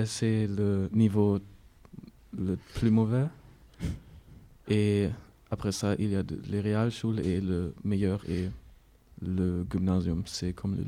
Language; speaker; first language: French; non-native, learner; German